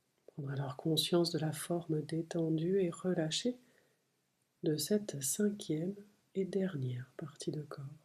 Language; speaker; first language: French; native; French